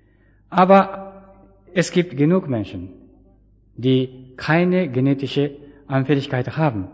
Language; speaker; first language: German; non-native, fluent; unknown